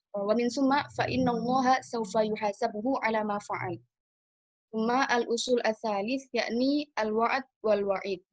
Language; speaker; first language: Arabic; non-native, learner; Indonesian